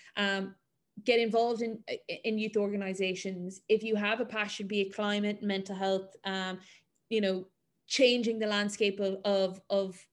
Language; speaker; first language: English; native; English